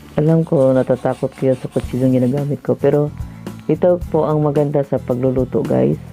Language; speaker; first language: Filipino; non-native, local second language; Cebuano